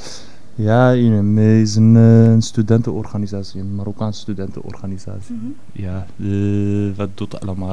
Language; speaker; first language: Dutch; non-native, fluent; Arabic